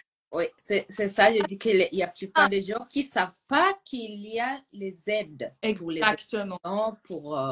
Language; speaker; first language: French; non-native, fluent; Gusii